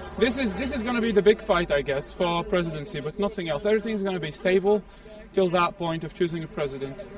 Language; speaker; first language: English; non-native, fluent; Arabic